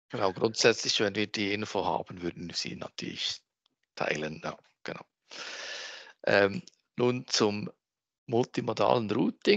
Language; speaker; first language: German; native; German